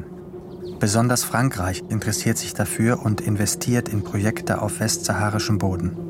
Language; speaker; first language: German; native; German